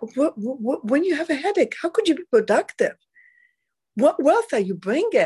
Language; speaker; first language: English; non-native, fluent; Arabic